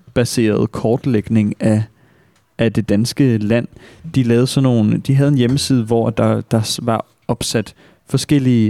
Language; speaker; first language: Danish; native; Danish